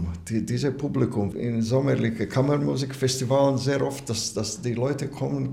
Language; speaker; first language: German; non-native, learner; Latvian